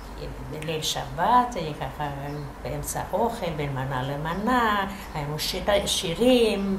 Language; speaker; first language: Hebrew; non-native, fluent; Yiddish